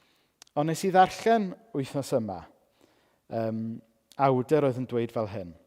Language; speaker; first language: Welsh; native; Welsh